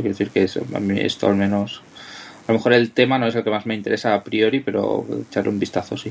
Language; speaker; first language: Spanish; native; Spanish